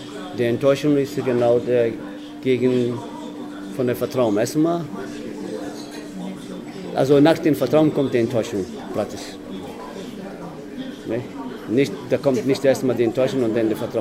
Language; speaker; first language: German; non-native, fluent; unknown